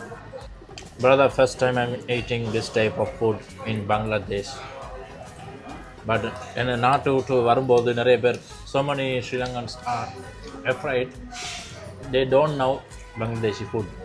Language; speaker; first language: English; non-native, learner; Tamil